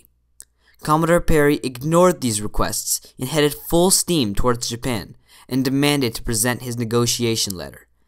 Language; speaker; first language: English; native; English